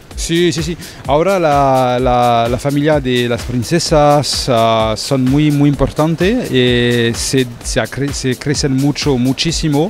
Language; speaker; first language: Spanish; non-native, fluent; French